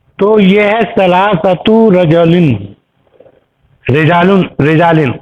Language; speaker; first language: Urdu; native; Urdu